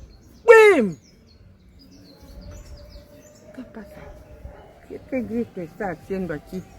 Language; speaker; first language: Spanish; non-native, learner; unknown